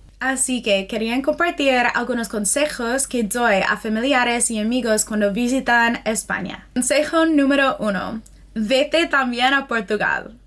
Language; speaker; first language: Spanish; non-native, fluent; English